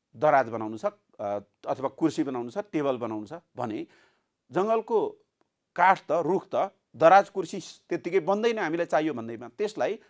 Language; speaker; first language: Nepali; native; Nepali